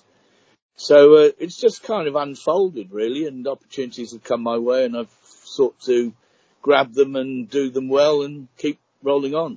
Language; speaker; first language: English; native; English